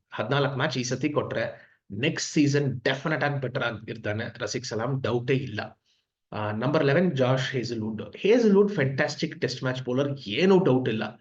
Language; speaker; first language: Kannada; non-native, local second language; Tamil